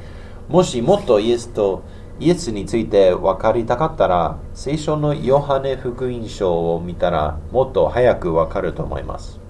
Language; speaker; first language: Japanese; non-native, learner; English